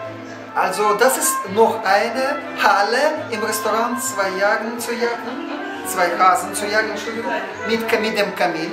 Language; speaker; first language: German; non-native, fluent; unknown